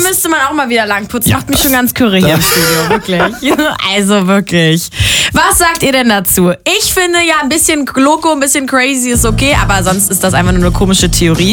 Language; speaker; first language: German; native; German